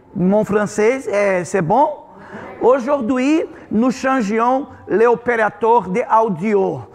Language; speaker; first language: French; non-native, fluent; Portuguese